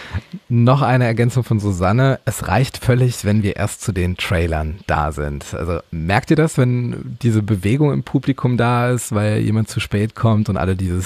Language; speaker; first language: German; native; German